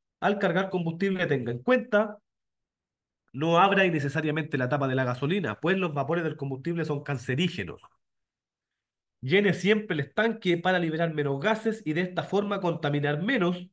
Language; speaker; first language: Spanish; native; Spanish